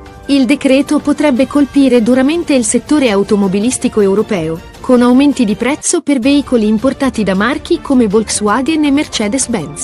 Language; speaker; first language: Italian; native; Italian